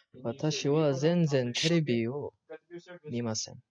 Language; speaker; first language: Japanese; non-native, learner; Malay